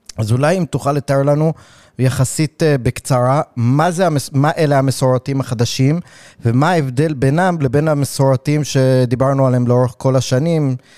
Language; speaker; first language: Hebrew; early bilingual, other home language; English